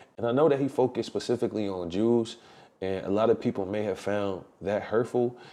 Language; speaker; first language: English; native; English